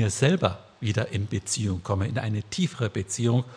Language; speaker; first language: German; native; German